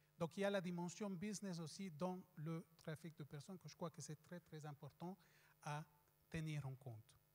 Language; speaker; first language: French; non-native, fluent; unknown